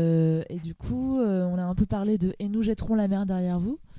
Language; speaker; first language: French; native; French